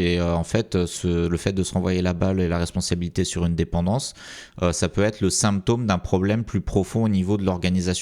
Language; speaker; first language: French; native; French